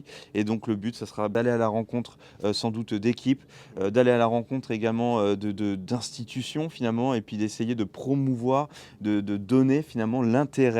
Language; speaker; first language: French; native; French